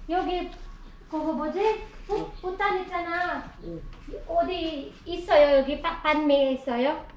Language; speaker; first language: Korean; non-native, learner; Filipino